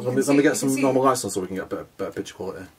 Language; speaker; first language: English; native; English